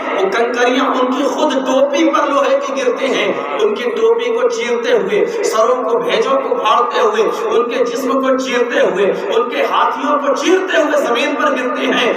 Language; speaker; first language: Urdu; native; Urdu